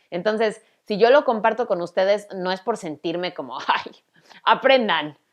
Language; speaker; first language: Spanish; early bilingual, other home language; English